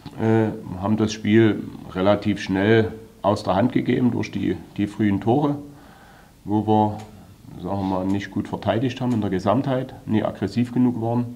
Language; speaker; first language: German; native; German